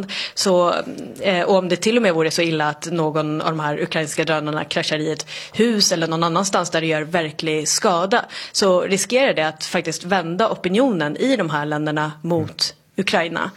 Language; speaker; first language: Swedish; native; Swedish